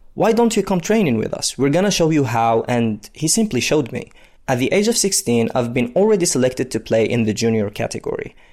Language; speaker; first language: English; non-native, fluent; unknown